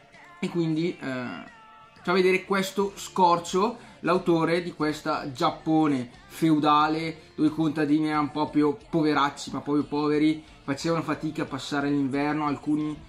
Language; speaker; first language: Italian; native; Italian